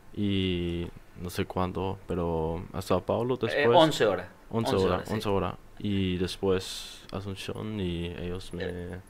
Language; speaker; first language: Spanish; non-native, learner; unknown